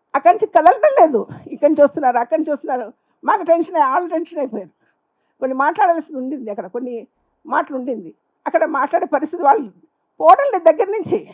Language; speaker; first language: Telugu; non-native, local second language; Urdu